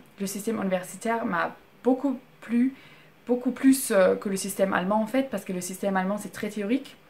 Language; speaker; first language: French; non-native, fluent; German